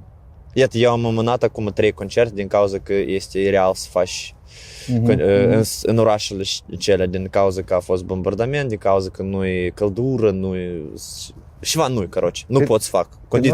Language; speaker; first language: Romanian; non-native, learner; Ukrainian